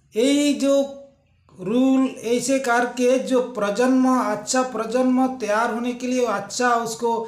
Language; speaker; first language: Hindi; non-native, local second language; Santali